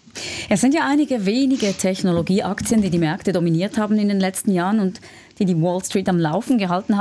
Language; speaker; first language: German; native; German